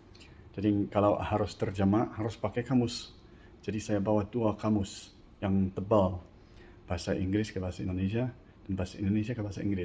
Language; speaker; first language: Indonesian; non-native, fluent; English